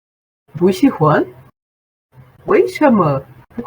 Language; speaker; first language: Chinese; non-native, fluent; Portuguese